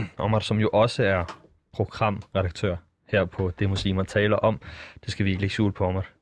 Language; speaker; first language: Danish; early bilingual, other home language; Arabic